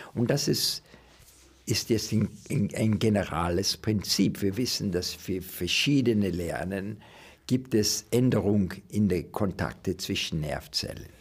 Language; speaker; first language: German; non-native, learner; English